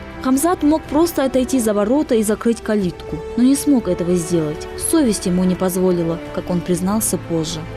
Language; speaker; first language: Russian; native; Russian